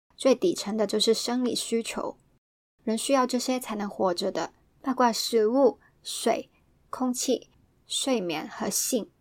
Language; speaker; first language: Chinese; non-native, local second language; Cantonese